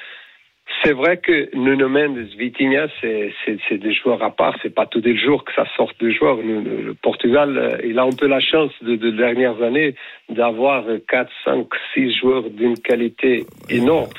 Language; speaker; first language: French; non-native, fluent; Portuguese